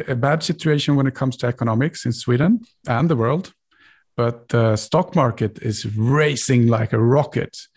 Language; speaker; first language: English; non-native, fluent; Swedish